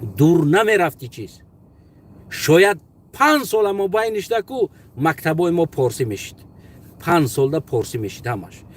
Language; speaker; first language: Tajik; native; Tajik